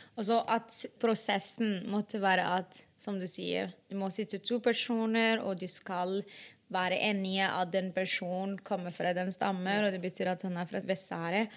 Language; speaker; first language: Norwegian; non-native, fluent; Arabic